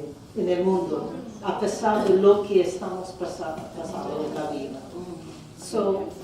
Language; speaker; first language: Spanish; non-native, fluent; English